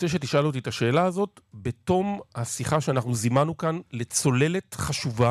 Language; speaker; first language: Hebrew; native; Hebrew